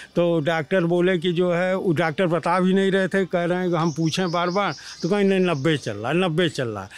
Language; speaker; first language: Hindi; native; Hindi